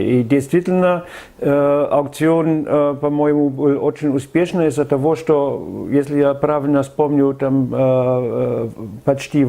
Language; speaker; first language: Russian; non-native, fluent; German